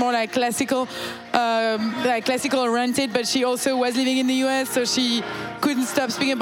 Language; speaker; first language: English; non-native, fluent; French